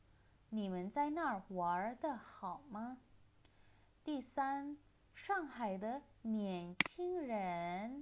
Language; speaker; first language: Chinese; non-native, fluent; Indonesian